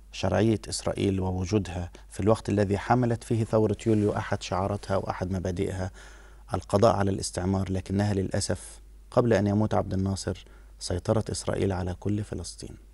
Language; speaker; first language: Arabic; native; Arabic